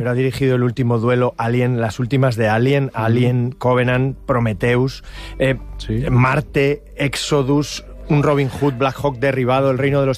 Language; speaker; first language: Spanish; native; Spanish